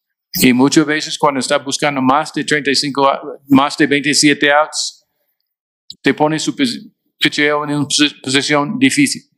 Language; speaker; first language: Spanish; non-native, fluent; English